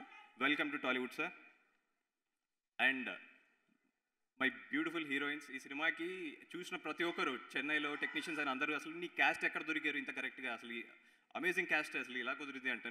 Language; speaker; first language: Telugu; native; Telugu